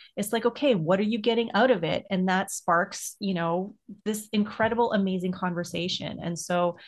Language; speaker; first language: English; native; English